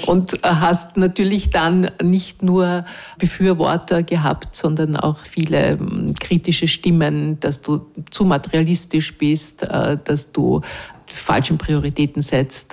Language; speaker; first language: German; native; German